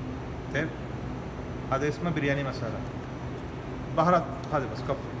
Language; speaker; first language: Arabic; non-native, learner; Urdu